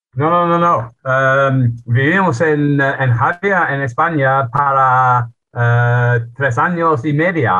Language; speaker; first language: Spanish; non-native, learner; English